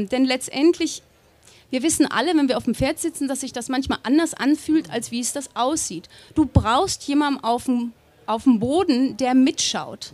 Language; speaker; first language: German; native; German